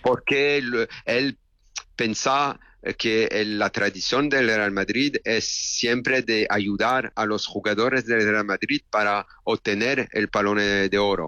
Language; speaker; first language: Spanish; non-native, fluent; French